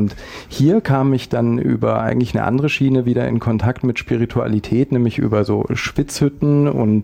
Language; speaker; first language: German; native; German